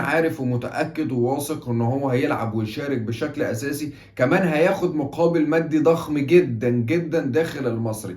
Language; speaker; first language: Arabic; native; Arabic